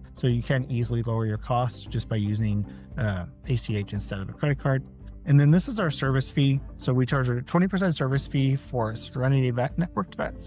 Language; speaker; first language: English; native; English